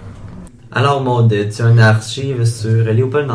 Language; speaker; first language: French; native; French